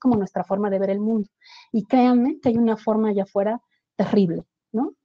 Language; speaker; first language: Spanish; native; Spanish